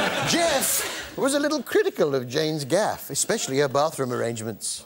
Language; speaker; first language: English; native; English